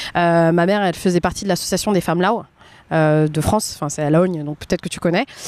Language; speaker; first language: French; native; French